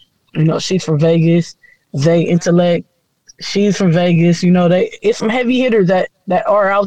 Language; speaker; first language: English; native; English